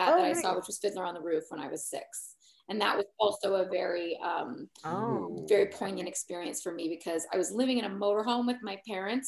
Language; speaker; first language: English; native; English